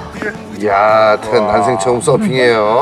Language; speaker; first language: Korean; native; Korean